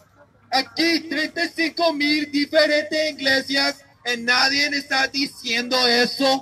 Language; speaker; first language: Spanish; non-native, learner; English